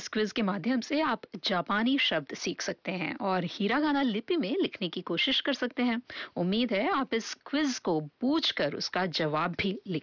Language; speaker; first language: Hindi; native; Hindi